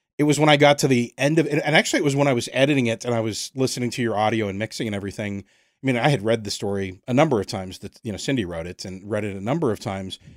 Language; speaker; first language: English; native; English